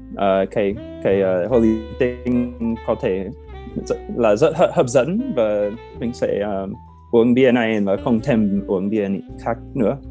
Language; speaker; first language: Vietnamese; non-native, fluent; English